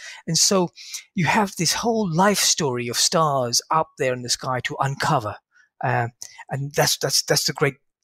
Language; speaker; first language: English; native; English